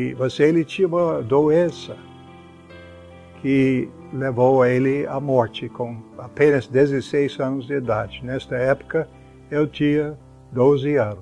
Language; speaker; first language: Portuguese; non-native, fluent; English